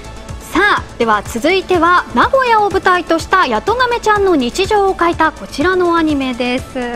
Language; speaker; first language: Japanese; native; Japanese